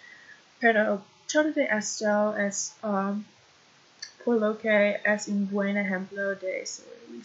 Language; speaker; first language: Spanish; non-native, learner; English